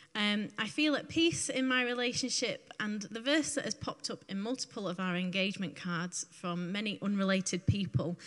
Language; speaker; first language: English; native; English